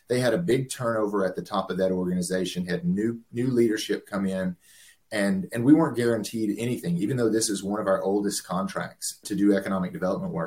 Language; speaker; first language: English; native; English